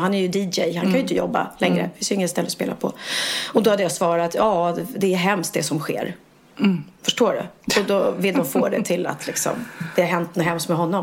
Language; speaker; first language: Swedish; native; Swedish